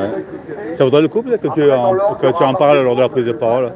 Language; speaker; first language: French; native; French